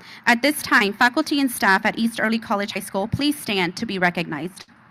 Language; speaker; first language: English; early bilingual, other home language; Spanish